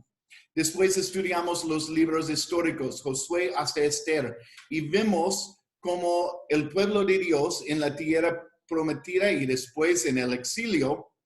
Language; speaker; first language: Spanish; non-native, fluent; English